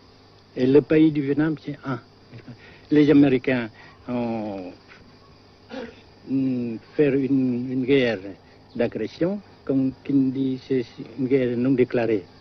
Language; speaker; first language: French; non-native, fluent; Vietnamese